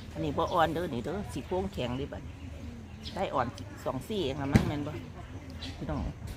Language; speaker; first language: Thai; native; Thai